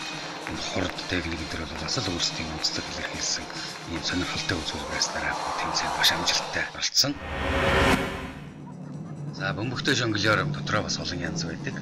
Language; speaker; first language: Mongolian; native; Mongolian